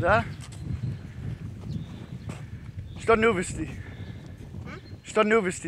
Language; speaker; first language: Russian; non-native, learner; English